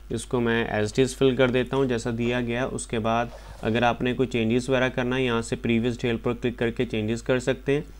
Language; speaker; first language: Hindi; non-native, local second language; Punjabi